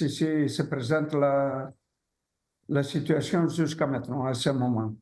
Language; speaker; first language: French; non-native, fluent; Greek